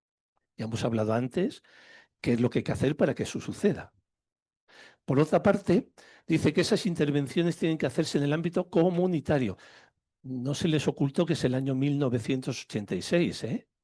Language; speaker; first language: Spanish; native; Spanish